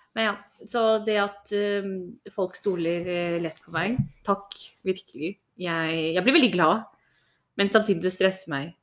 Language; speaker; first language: Norwegian; early bilingual, other home language; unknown